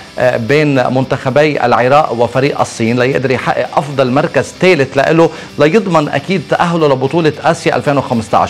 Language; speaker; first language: Arabic; native; Arabic